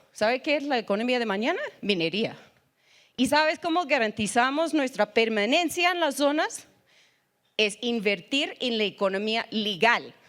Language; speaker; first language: Spanish; non-native, fluent; English